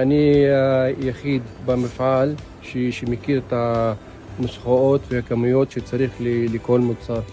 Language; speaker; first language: Hebrew; non-native, local second language; Arabic